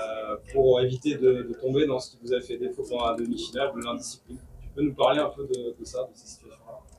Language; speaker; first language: French; native; French